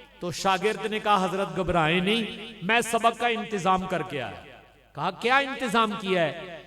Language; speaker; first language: Urdu; non-native, local second language; Punjabi